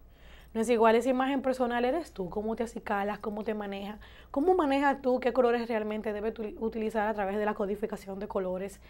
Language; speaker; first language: Spanish; native; Spanish